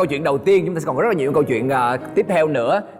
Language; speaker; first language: Vietnamese; native; Vietnamese